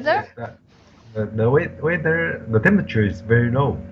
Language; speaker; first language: English; non-native, learner; Chinese